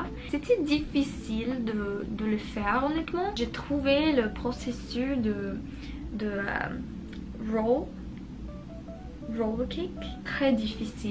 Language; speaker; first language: French; non-native, learner; Spanish